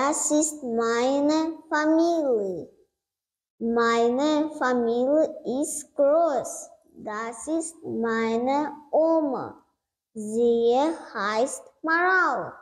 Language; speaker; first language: German; non-native, learner; Turkmen